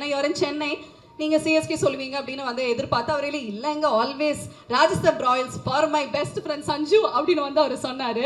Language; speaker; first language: Tamil; native; Tamil